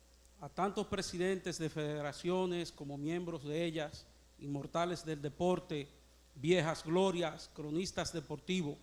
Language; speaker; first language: Spanish; native; Spanish